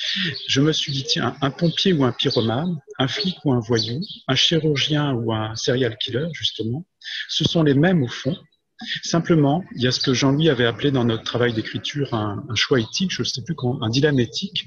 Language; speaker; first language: French; native; French